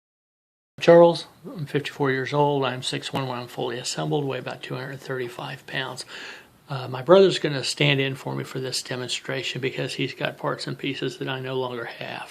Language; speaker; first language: English; native; English